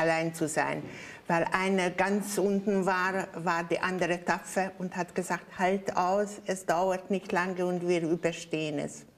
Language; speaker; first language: German; non-native, fluent; Hungarian